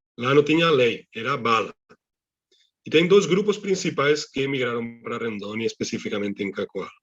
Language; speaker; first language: Portuguese; non-native, fluent; Catalan